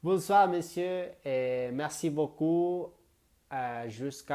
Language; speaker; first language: French; non-native, learner; Spanish